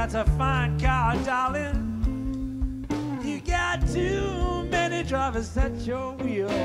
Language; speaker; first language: English; native; English